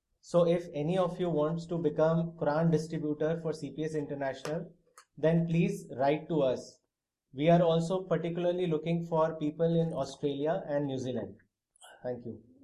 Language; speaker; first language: English; non-native, local second language; Urdu